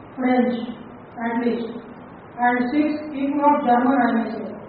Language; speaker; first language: English; non-native, local second language; Marathi